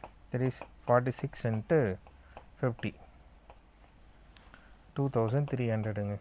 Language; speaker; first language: English; non-native, local second language; Tamil